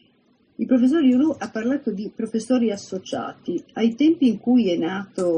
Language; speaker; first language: Italian; native; Italian